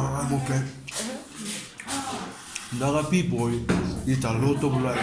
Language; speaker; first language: English; non-native, learner; Japanese